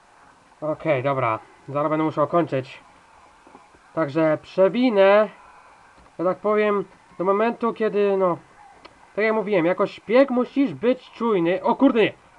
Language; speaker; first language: Polish; native; Polish